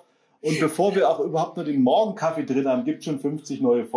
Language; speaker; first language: German; native; German